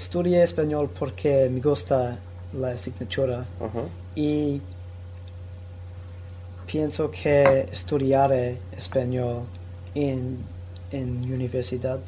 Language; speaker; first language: Spanish; non-native, learner; English